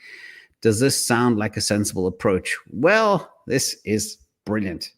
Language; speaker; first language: English; native; English